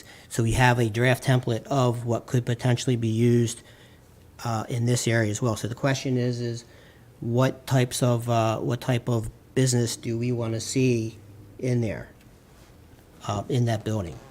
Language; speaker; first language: English; native; English